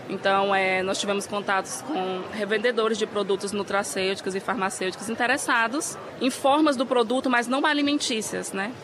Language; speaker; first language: Portuguese; native; Portuguese